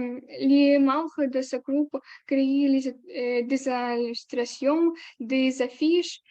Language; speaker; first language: French; non-native, learner; Ukrainian